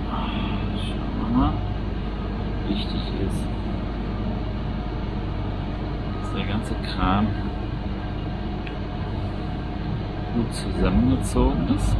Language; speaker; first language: German; native; German